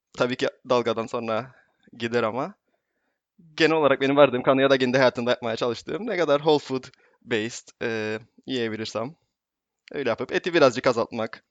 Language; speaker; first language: Turkish; native; Turkish